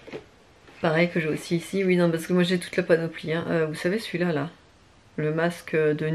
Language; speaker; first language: French; native; French